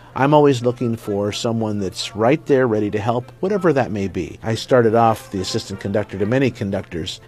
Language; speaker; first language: English; native; English